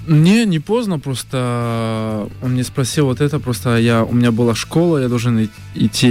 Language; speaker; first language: Russian; early bilingual, heritage; French